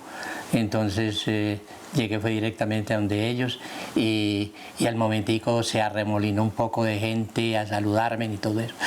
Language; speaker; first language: Spanish; native; Spanish